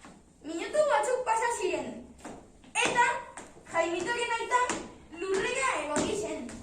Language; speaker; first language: Basque; non-native, learner; Spanish